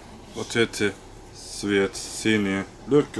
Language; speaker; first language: Russian; non-native, local second language; Turkish